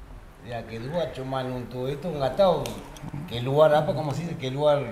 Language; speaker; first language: Indonesian; non-native, fluent; Spanish